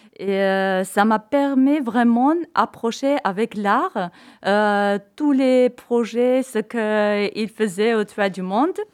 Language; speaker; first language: French; non-native, fluent; Armenian